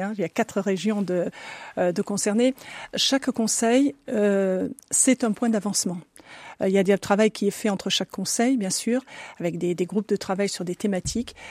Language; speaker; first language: French; native; French